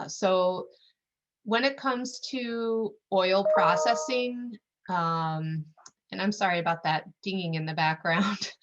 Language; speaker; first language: English; native; English